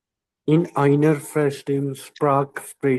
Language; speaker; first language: German; non-native, learner; Hindi